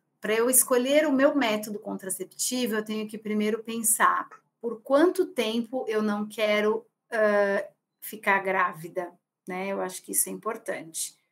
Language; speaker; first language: Portuguese; native; Portuguese